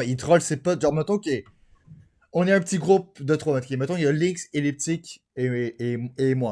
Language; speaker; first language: French; native; French